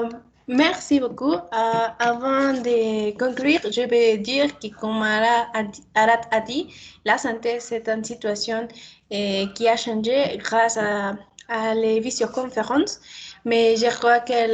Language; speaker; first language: French; non-native, learner; Spanish